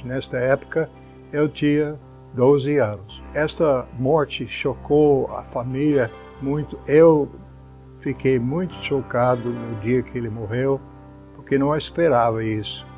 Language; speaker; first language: Portuguese; non-native, fluent; English